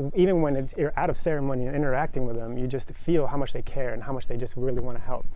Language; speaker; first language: English; native; English